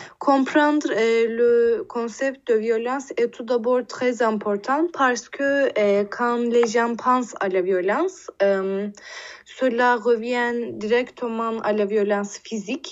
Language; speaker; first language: French; non-native, learner; Turkish